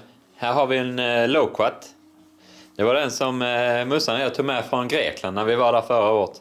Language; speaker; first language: Swedish; native; Swedish